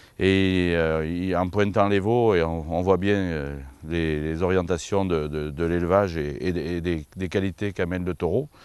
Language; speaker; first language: French; native; French